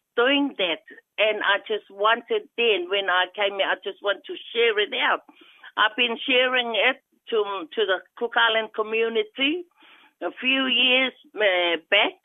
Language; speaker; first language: English; non-native, fluent; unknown